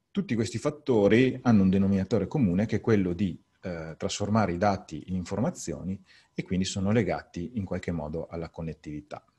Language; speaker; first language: Italian; native; Italian